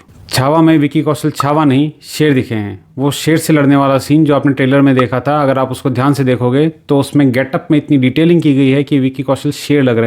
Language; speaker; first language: Hindi; native; Hindi